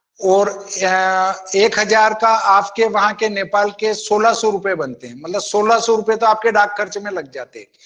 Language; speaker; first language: Hindi; native; Hindi